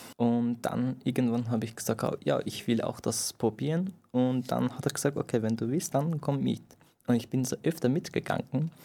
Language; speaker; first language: German; non-native, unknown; Persian